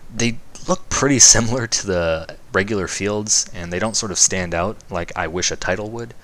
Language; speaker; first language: English; native; English